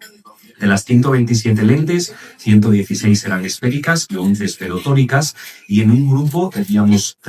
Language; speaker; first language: Spanish; native; Spanish